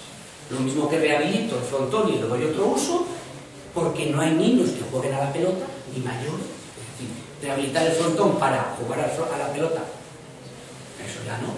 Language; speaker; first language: Spanish; native; Spanish